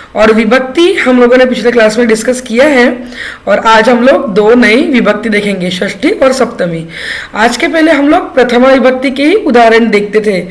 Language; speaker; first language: Hindi; non-native, local second language; Marathi